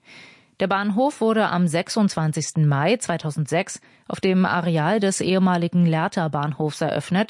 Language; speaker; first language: German; native; German